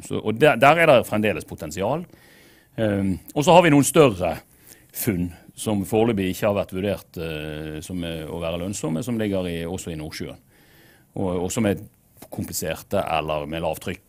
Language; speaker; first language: Norwegian; native; Norwegian